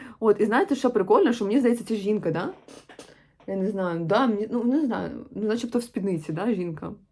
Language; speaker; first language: Ukrainian; non-native, local second language; Russian